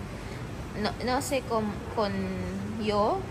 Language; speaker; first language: Spanish; non-native, learner; Filipino